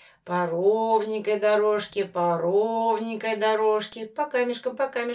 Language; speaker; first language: Russian; native; Russian